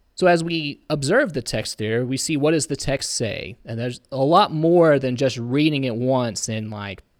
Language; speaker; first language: English; native; English